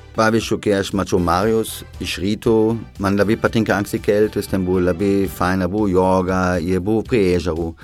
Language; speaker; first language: Lithuanian; non-native, fluent; German